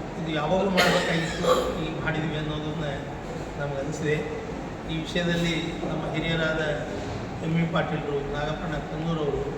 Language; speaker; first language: Kannada; native; Kannada